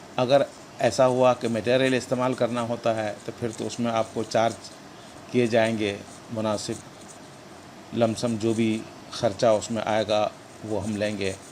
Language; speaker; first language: Urdu; native; Urdu